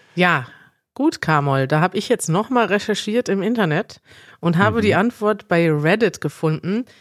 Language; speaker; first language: German; native; German